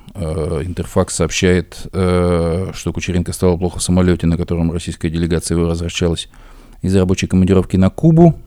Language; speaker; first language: Russian; native; Russian